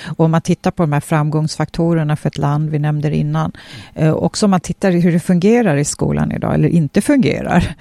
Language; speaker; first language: Swedish; early bilingual, other home language; Polish